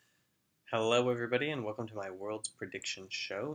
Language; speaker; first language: English; native; English